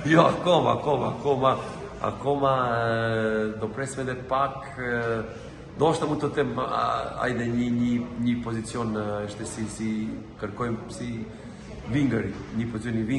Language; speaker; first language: Albanian; non-native, learner; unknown